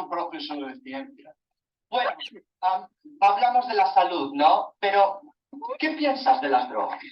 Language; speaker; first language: Spanish; non-native, learner; English